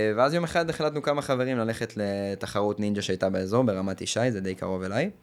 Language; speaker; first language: Hebrew; native; Hebrew